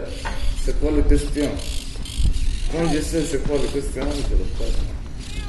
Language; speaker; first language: French; non-native, learner; Arabic